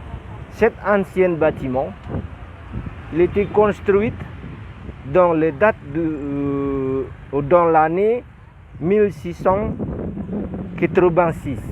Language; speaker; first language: French; non-native, learner; Indonesian